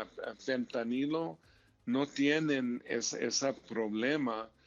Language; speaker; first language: Spanish; early bilingual, heritage; Spanish